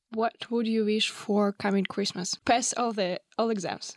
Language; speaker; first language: English; non-native, fluent; Russian